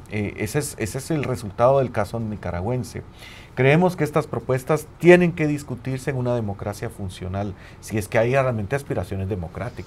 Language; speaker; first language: Spanish; native; Spanish